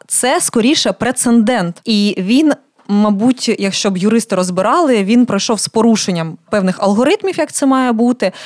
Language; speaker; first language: Ukrainian; native; Ukrainian